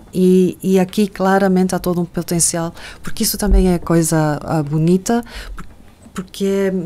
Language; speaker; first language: Portuguese; non-native, fluent; Dutch